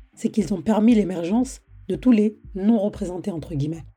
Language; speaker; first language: French; native; French